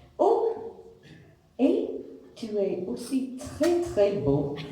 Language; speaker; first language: French; non-native, learner; English